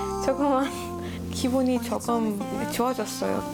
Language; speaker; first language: Korean; non-native, learner; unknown